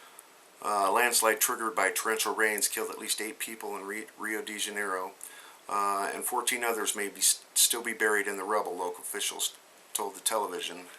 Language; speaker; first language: English; native; English